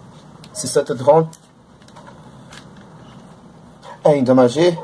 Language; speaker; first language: French; non-native, learner; Portuguese